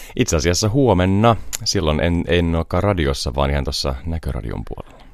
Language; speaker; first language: Finnish; early bilingual, heritage; Finnish